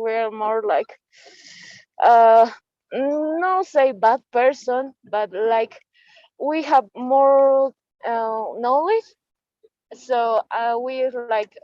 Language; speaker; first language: English; non-native, learner; Spanish